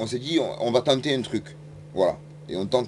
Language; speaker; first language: French; native; French